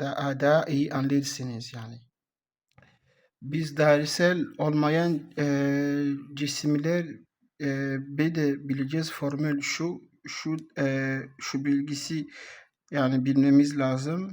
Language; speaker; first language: Turkish; non-native, learner; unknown